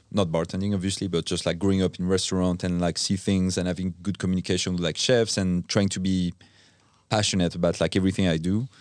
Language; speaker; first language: English; non-native, fluent; French